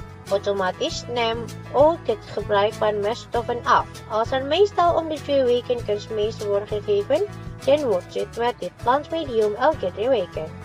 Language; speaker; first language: Dutch; non-native, local second language; Indonesian